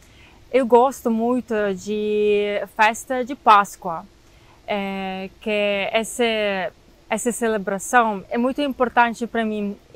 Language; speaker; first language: Portuguese; non-native, fluent; Ukrainian